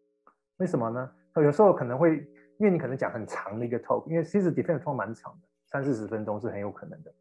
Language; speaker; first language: Chinese; native; Chinese